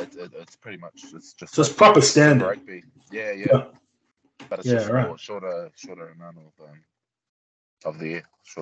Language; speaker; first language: English; native; English